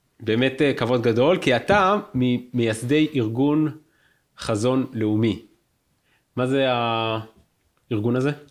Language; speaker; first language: Hebrew; native; Hebrew